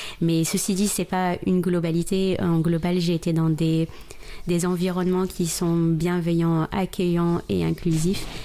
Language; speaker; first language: French; non-native, local second language; Arabic